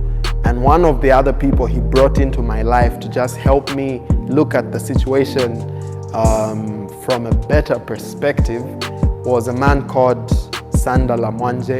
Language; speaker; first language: English; non-native, local second language; Bemba